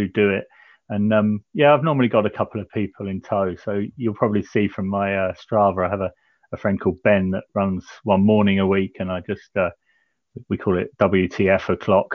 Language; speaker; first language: English; native; English